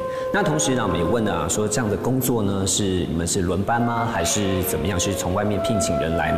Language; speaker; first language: Chinese; native; Chinese